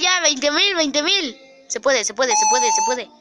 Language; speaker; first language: Spanish; native; Spanish